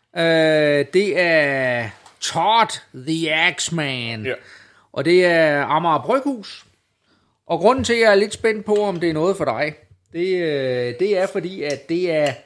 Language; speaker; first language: Danish; native; Danish